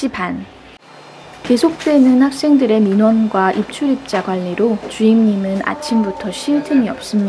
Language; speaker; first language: Korean; native; Korean